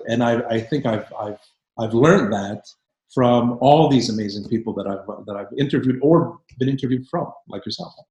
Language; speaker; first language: English; native; English